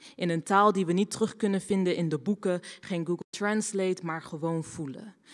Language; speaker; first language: Dutch; native; Dutch